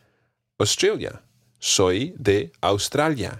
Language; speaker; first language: Spanish; non-native, fluent; English